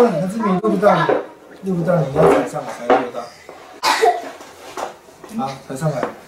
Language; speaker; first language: Chinese; native; Chinese